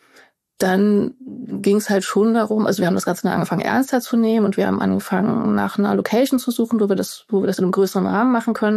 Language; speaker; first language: German; native; German